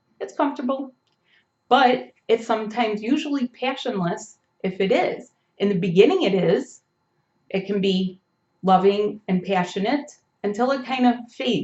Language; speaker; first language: English; native; English